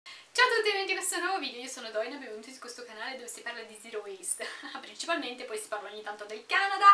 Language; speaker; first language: Italian; native; Italian